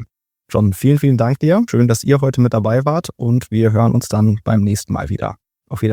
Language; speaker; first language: German; native; German